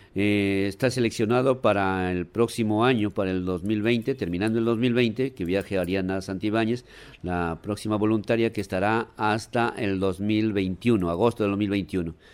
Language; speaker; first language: Spanish; native; Spanish